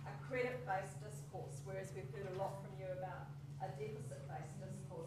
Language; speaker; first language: English; native; English